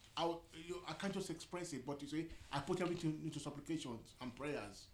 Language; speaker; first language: English; non-native, local second language; Yoruba